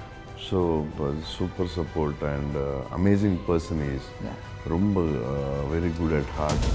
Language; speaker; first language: Tamil; non-native, local second language; Telugu